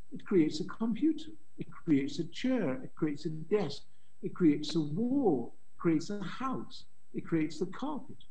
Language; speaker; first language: English; native; English